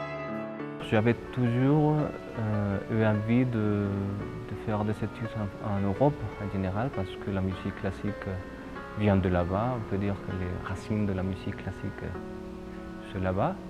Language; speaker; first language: French; non-native, fluent; Spanish